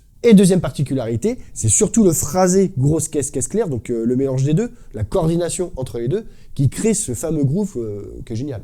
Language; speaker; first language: French; native; French